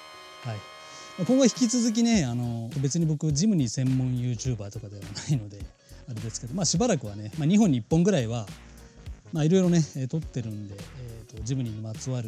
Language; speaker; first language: Japanese; native; Japanese